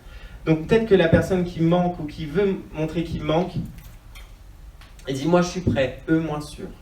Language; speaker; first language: French; native; French